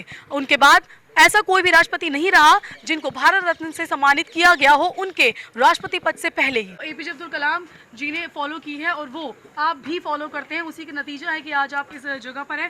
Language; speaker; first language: Hindi; native; Hindi